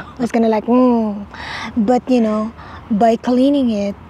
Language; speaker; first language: English; non-native, local second language; Cebuano